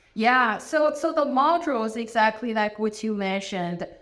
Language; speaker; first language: English; non-native, fluent; Chinese